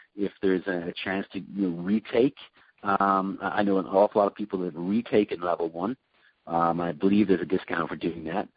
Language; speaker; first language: English; native; English